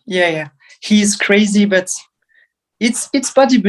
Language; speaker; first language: English; non-native, learner; French